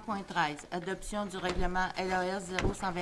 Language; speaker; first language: French; native; French